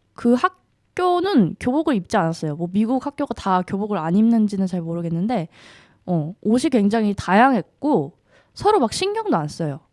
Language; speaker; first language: Korean; native; Korean